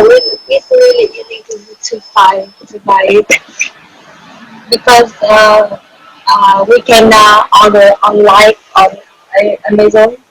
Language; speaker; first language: English; non-native, learner; Vietnamese